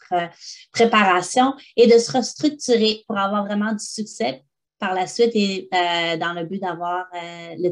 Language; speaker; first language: French; native; French